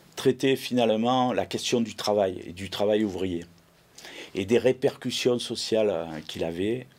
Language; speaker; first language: French; native; French